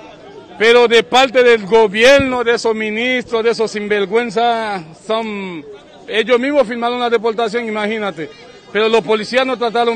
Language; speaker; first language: Spanish; non-native, fluent; Haitian Creole